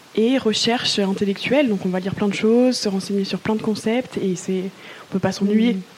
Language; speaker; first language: French; native; French